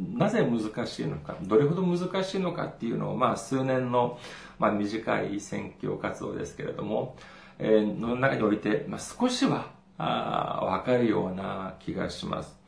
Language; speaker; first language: Japanese; non-native, fluent; Korean